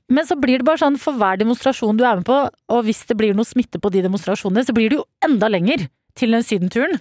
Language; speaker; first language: Norwegian; native; Norwegian